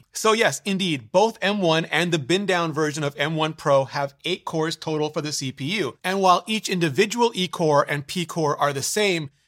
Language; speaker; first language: English; native; English